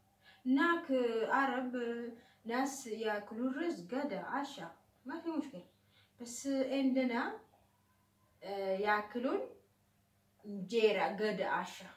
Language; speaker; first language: Arabic; non-native, learner; Oromo